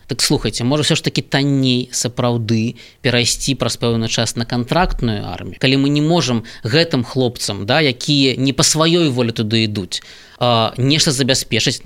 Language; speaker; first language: Belarusian; native; Belarusian